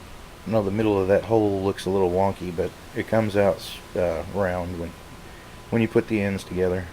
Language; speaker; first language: English; native; English